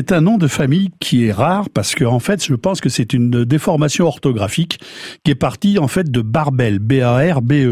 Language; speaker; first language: French; native; French